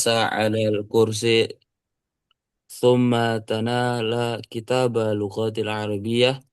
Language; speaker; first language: Arabic; non-native, learner; Indonesian